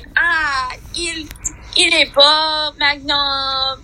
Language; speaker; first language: French; non-native, learner; English